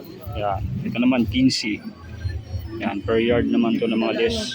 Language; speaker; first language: Filipino; native; Filipino